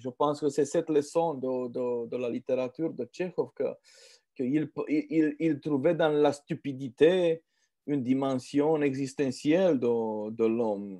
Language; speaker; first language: French; non-native, fluent; Romanian